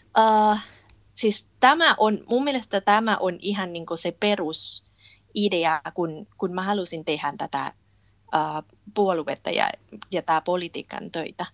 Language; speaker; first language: Finnish; non-native, fluent; Thai